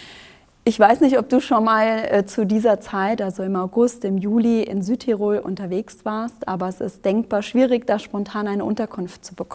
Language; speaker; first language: German; native; German